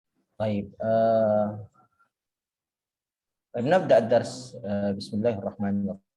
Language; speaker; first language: Arabic; non-native, fluent; Indonesian